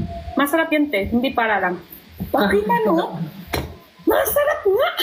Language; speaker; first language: Filipino; non-native, learner; Chinese